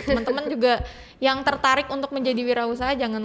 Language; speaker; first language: Indonesian; native; Indonesian